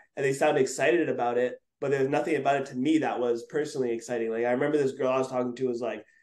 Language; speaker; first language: English; native; English